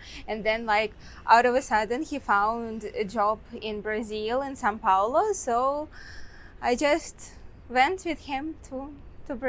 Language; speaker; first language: English; non-native, fluent; Russian